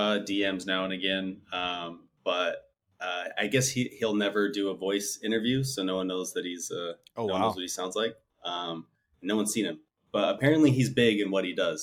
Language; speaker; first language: English; native; English